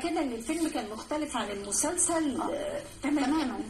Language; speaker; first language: Arabic; native; Arabic